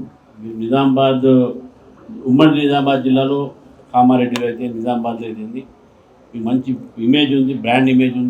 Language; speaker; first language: Telugu; native; Telugu